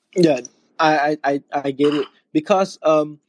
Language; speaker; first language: English; non-native, local second language; Chinese